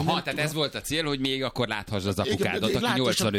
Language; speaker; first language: Hungarian; native; Hungarian